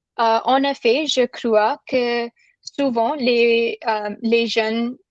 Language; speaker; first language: French; non-native, learner; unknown